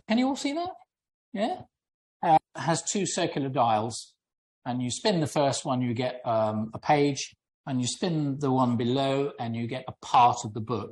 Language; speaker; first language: English; native; English